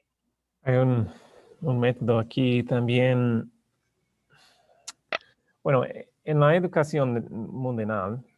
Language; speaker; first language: Spanish; non-native, learner; English